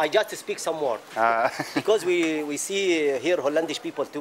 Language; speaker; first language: English; non-native, learner; Arabic